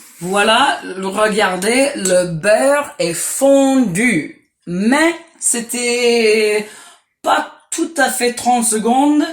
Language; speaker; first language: French; non-native, fluent; English